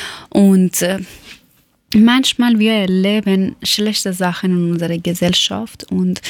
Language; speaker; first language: German; non-native, learner; Persian